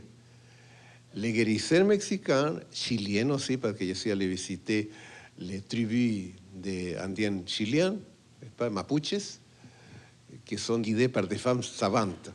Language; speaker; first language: French; non-native, fluent; Spanish